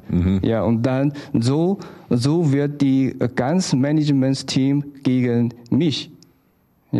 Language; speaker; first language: German; non-native, learner; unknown